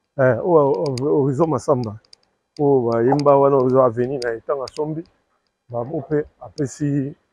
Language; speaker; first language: Lingala; native; Lingala